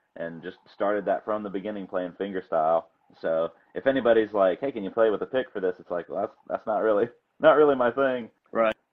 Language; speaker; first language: English; native; English